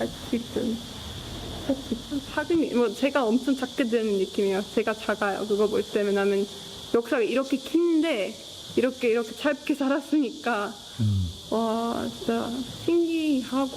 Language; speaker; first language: Korean; non-native, fluent; Estonian